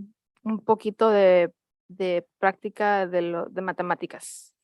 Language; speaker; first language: Spanish; early bilingual, heritage; Spanish